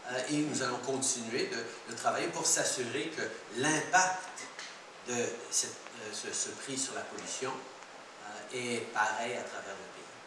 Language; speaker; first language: French; early bilingual, heritage; French